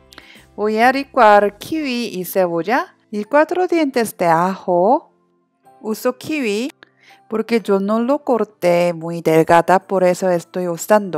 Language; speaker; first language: Spanish; non-native, learner; Korean